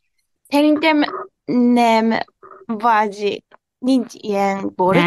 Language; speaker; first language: Hungarian; non-native, learner; Japanese